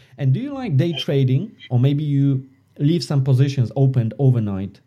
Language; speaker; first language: English; non-native, fluent; Polish